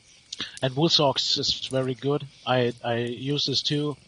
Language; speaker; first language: English; non-native, learner; German